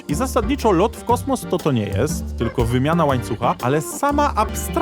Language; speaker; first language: Polish; native; Polish